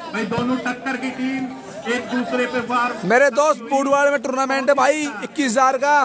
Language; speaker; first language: Hindi; native; Hindi